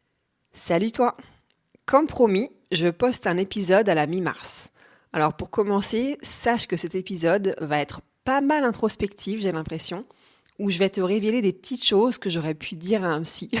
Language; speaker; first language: French; native; French